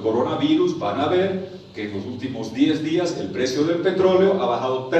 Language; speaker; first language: Spanish; native; Spanish